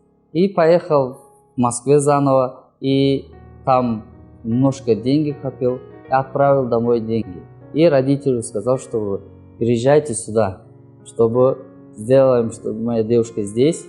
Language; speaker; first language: Russian; non-native, learner; Kyrgyz